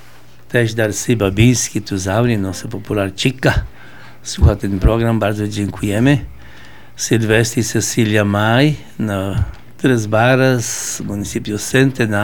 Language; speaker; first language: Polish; early bilingual, heritage; Polish